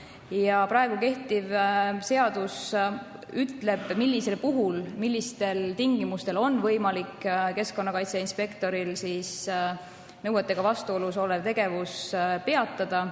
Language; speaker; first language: Estonian; native; Estonian